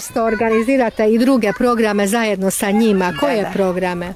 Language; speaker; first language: Croatian; native; Croatian